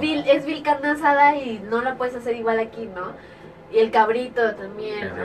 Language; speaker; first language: Spanish; native; Spanish